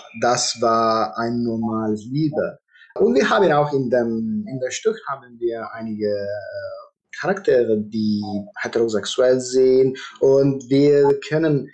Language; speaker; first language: German; non-native, fluent; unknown